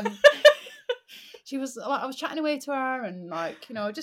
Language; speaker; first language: English; native; English